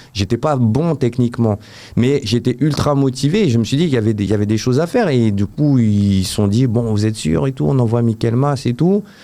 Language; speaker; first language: French; native; French